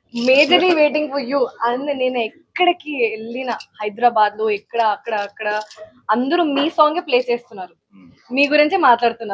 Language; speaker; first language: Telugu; non-native, fluent; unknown